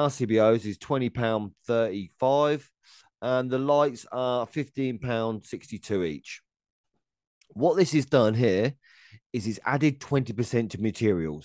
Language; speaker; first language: English; native; English